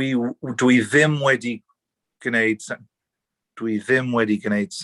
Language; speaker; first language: Welsh; non-native, learner; English